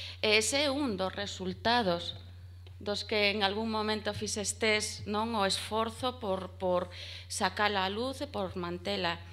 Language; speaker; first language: Galician; non-native, local second language; Spanish